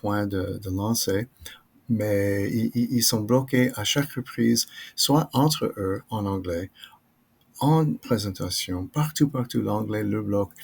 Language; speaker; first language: French; non-native, fluent; English